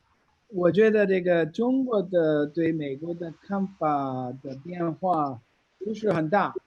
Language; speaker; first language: Chinese; non-native, fluent; English